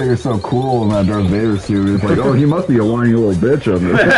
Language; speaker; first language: English; native; English